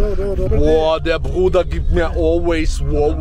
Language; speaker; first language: German; early bilingual, other home language; Albanian